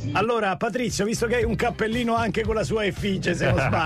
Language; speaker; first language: Italian; native; Italian